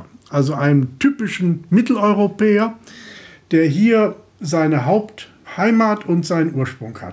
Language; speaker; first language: German; native; German